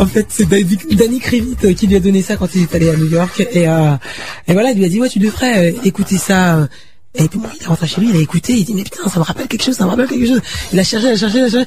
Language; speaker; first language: French; native; French